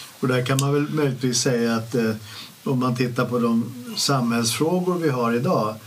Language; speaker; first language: Swedish; native; Swedish